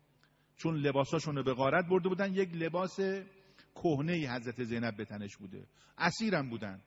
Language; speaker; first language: Persian; native; Persian